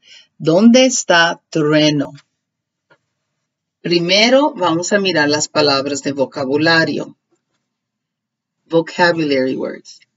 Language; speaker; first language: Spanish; early bilingual, heritage; Spanish